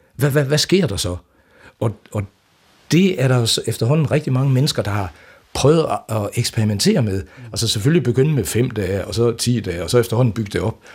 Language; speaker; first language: Danish; native; Danish